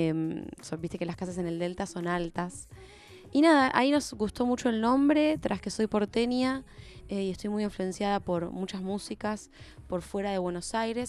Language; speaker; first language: Spanish; native; Spanish